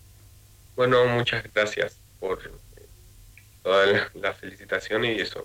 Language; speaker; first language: Spanish; native; Spanish